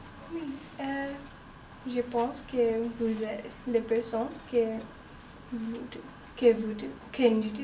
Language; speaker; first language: French; non-native, learner; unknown